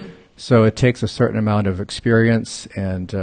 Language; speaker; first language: English; native; English